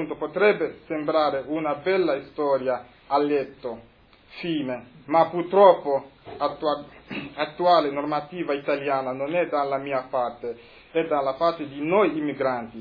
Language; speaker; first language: Italian; non-native, fluent; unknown